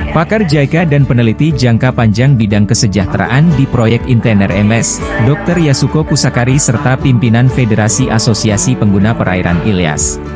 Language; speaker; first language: Indonesian; native; Indonesian